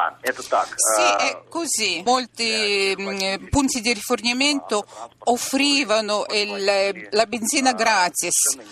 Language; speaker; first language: Italian; non-native, fluent; Russian